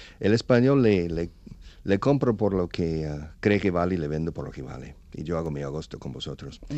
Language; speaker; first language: Spanish; non-native, fluent; English